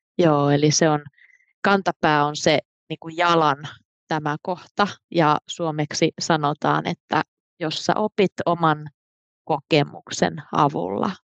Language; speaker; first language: Finnish; native; Finnish